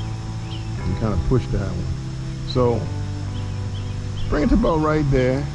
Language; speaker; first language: English; native; English